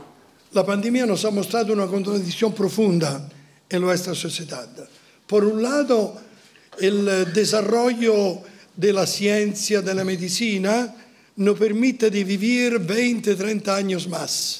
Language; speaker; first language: Spanish; non-native, fluent; Italian